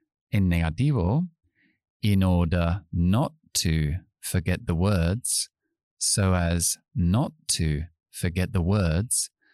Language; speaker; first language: English; native; English